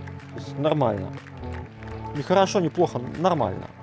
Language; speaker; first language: Russian; native; Russian